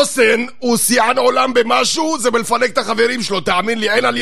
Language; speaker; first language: Hebrew; native; Hebrew